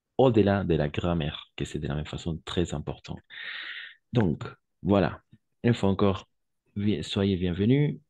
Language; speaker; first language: French; non-native, fluent; Spanish